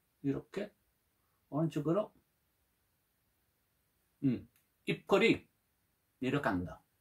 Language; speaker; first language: Korean; non-native, learner; Italian